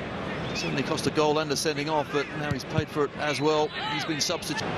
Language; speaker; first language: English; native; English